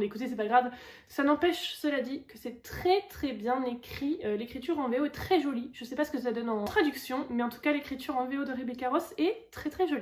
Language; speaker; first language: French; native; French